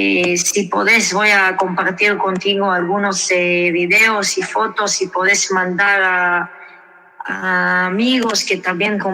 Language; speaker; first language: Spanish; early bilingual, heritage; Spanish